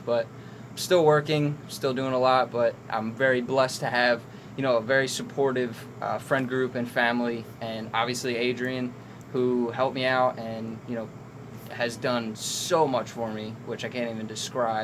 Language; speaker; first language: English; native; English